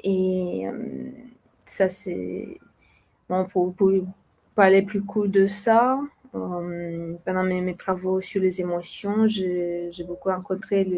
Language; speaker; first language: French; non-native, fluent; Romanian